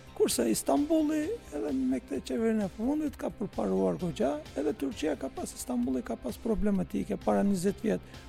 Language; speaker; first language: Albanian; non-native, fluent; Turkish